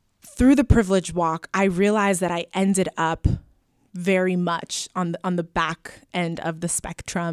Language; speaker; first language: English; early bilingual, other home language; Spanish